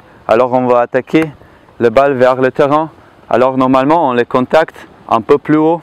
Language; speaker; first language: French; non-native, learner; Slovenian